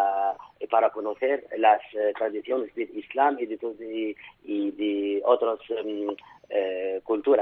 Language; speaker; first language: Spanish; non-native, fluent; Arabic